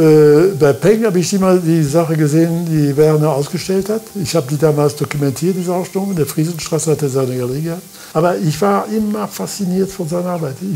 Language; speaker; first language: German; non-native, fluent; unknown